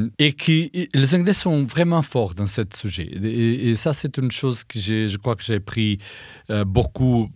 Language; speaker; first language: French; non-native, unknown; Portuguese